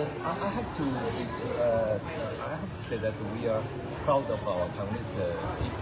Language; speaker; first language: English; non-native, fluent; Chinese